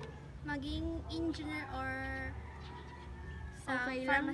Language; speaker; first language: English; non-native, local second language; Filipino